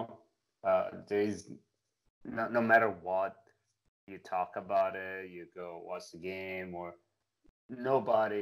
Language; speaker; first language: English; non-native, fluent; Italian